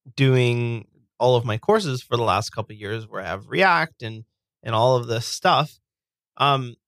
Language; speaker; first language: English; native; English